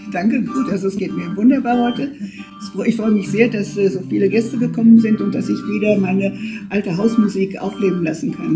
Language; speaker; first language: German; native; German